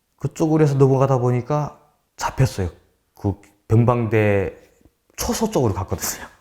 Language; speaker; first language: Korean; native; Korean